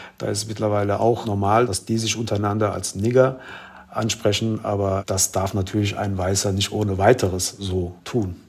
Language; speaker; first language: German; early bilingual, other home language; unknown